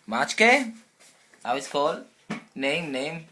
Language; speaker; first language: English; non-native, learner; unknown